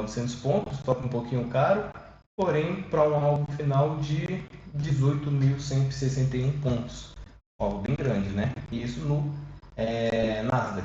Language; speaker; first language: Portuguese; native; Portuguese